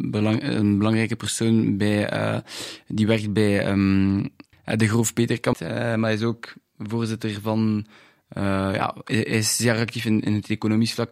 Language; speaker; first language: Dutch; non-native, local second language; French